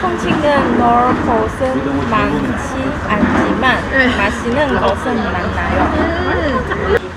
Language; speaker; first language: Korean; non-native, learner; Chinese